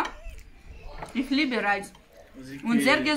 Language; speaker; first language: German; non-native, learner; Romanian